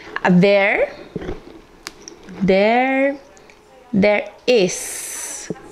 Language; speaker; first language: English; non-native, fluent; Portuguese